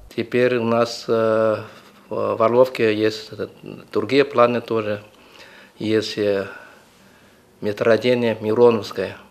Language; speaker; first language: Russian; non-native, fluent; Chinese